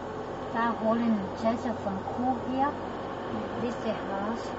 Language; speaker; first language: German; non-native, learner; Thai